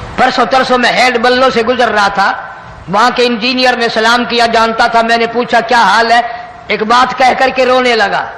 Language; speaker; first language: Urdu; non-native, local second language; Saraiki